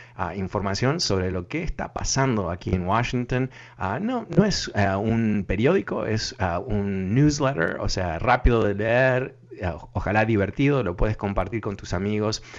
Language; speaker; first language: Spanish; early bilingual, heritage; Spanish